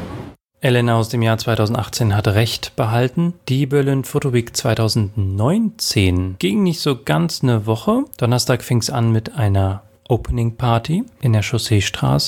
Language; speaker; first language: German; native; German